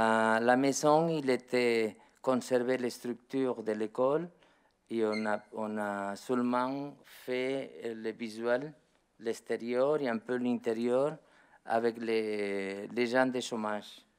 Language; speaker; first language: French; non-native, learner; Spanish